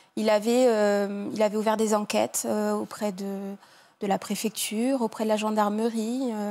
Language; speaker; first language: French; native; French